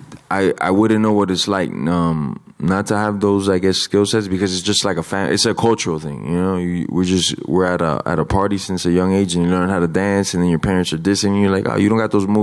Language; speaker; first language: English; early bilingual, other home language; Spanish